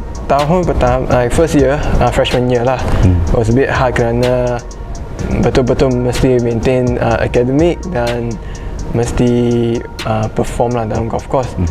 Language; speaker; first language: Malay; non-native, local second language; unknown